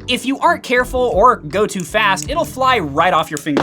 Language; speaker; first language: English; native; English